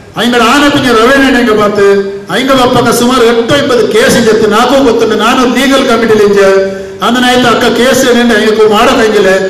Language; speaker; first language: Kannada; non-native, local second language; Kodava